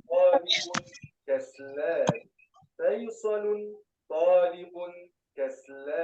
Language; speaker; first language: Arabic; non-native, learner; Urdu